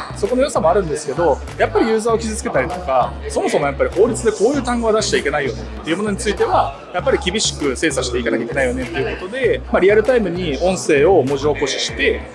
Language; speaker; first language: Japanese; native; Japanese